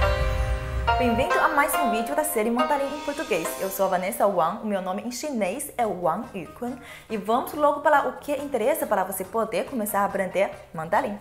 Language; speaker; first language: Portuguese; non-native, fluent; Chinese